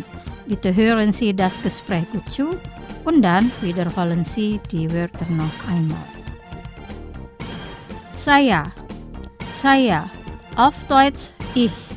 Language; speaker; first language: German; non-native, fluent; Indonesian